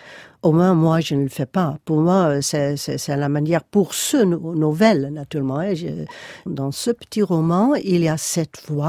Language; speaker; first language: French; non-native, fluent; Dutch